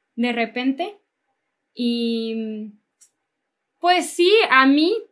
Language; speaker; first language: Spanish; non-native, fluent; English